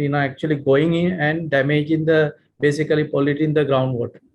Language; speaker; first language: English; non-native, local second language; Sinhala